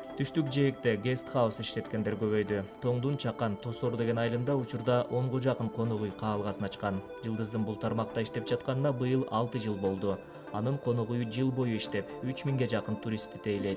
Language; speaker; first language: Kyrgyz; native; Kyrgyz